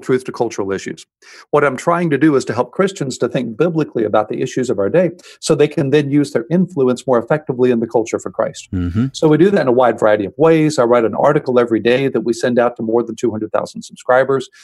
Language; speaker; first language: English; native; English